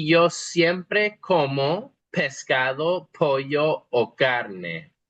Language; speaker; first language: Spanish; non-native, fluent; English